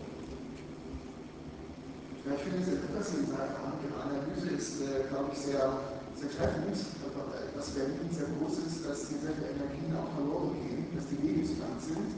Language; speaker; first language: German; native; German